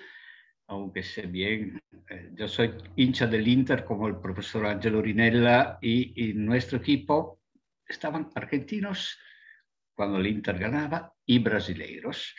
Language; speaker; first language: Spanish; non-native, fluent; Italian